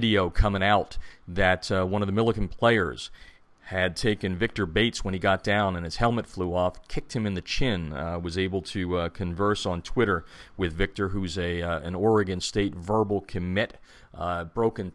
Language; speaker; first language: English; native; English